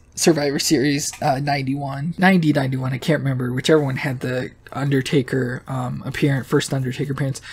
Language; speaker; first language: English; native; English